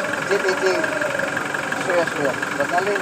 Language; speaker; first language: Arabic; non-native, learner; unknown